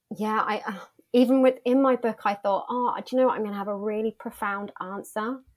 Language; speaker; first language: English; native; English